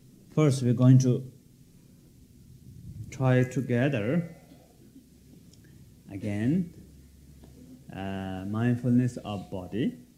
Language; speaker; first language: English; non-native, local second language; Tibetan